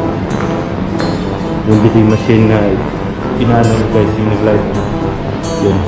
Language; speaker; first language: Filipino; non-native, local second language; Cebuano